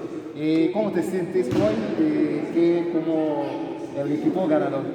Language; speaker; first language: Spanish; non-native, learner; Haitian Creole